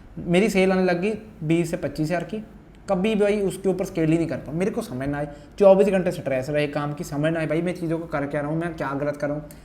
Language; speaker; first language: Hindi; native; Hindi